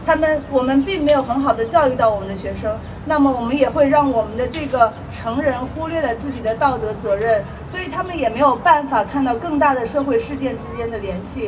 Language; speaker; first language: Chinese; early bilingual, other home language; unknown